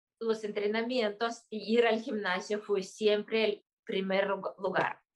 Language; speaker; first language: Spanish; non-native, fluent; Russian